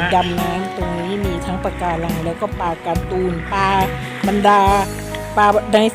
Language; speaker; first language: Thai; non-native, local second language; Northeastern Thai